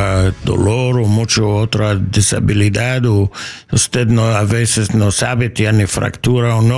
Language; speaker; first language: Spanish; non-native, learner; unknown